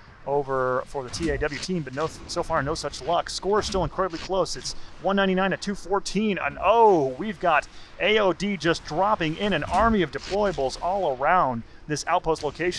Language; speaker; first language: English; native; English